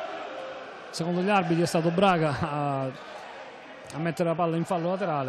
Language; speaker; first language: Italian; native; Italian